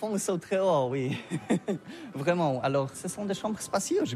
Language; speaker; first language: French; non-native, learner; Polish